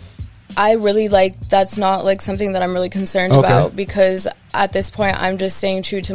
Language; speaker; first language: English; native; English